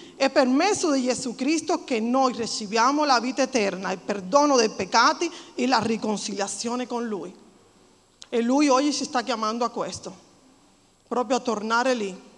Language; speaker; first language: Italian; non-native, fluent; Spanish